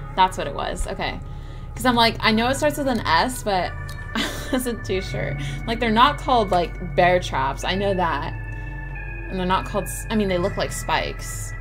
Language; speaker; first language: English; native; English